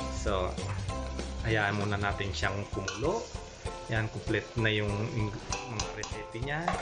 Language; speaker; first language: Filipino; non-native, local second language; Pampanga